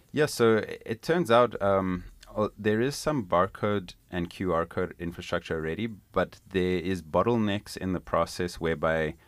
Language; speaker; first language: English; non-native, local second language; Italian